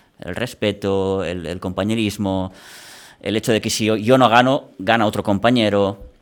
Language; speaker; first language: Spanish; non-native, local second language; Catalan